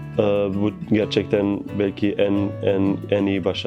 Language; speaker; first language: Turkish; non-native, fluent; Bosnian